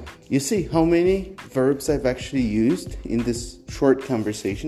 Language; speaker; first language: English; non-native, fluent; Portuguese